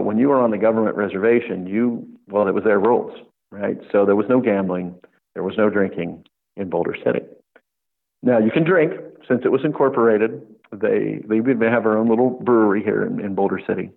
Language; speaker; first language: English; native; English